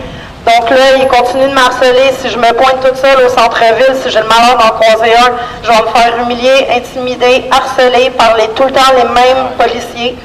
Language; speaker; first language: French; native; French